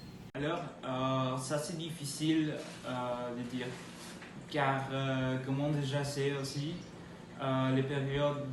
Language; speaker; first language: French; non-native, learner; Spanish